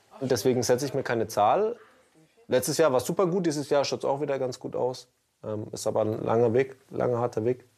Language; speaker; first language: German; native; German